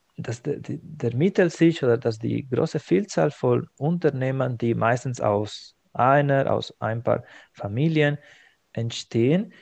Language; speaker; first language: German; non-native, fluent; Spanish